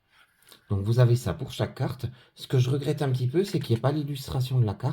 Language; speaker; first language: French; native; French